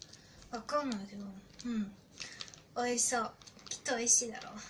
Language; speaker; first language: Japanese; non-native, fluent; German